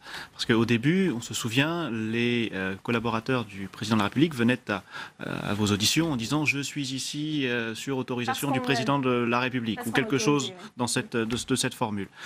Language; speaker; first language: French; native; French